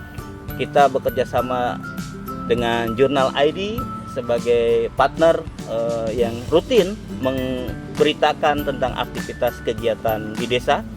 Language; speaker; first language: Indonesian; non-native, local second language; Sundanese